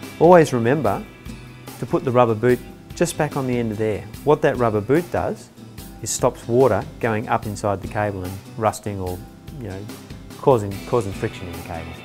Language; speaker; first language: English; native; English